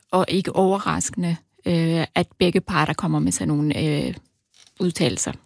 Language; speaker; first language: Danish; early bilingual, other home language; Persian